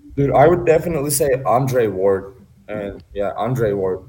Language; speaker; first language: English; non-native, fluent; Turkish